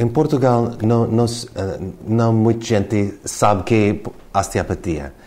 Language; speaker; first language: Portuguese; non-native, learner; English